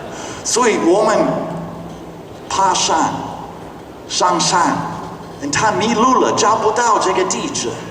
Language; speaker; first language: Chinese; non-native, fluent; English